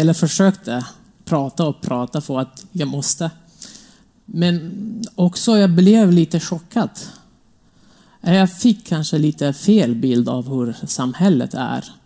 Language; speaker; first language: Swedish; non-native, fluent; Kurdish